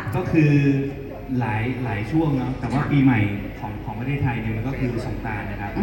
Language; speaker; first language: Thai; native; Thai